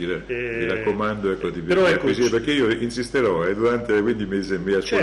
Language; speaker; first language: Italian; native; Italian